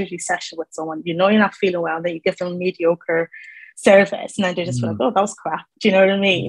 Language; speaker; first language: English; native; English